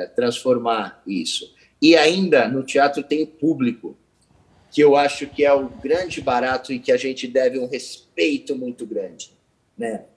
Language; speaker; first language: Portuguese; native; Portuguese